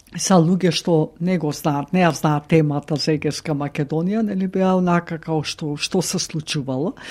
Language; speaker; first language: Macedonian; native; Macedonian